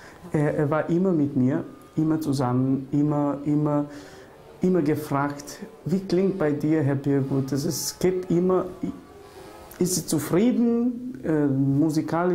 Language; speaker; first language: German; non-native, learner; Albanian